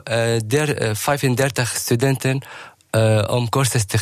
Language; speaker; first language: Dutch; non-native, learner; Arabic